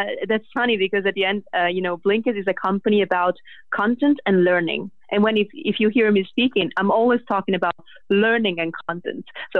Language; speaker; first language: English; non-native, fluent; Italian